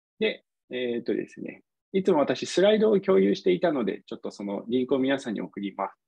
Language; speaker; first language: Japanese; non-native, fluent; English